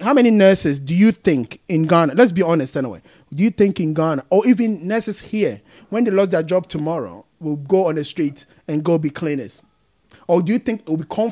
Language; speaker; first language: English; non-native, local second language; Akan